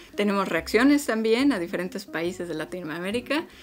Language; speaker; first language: Spanish; native; Spanish